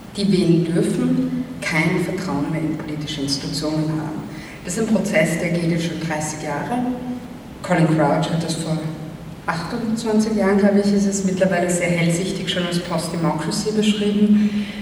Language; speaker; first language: German; native; German